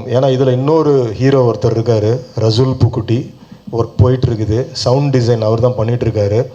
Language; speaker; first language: Tamil; native; Tamil